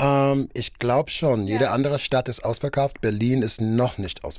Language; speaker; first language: German; non-native, fluent; English